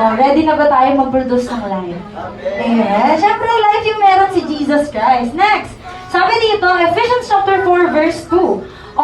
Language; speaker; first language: Filipino; native; Filipino